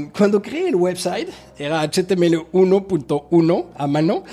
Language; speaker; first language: Spanish; non-native, fluent; French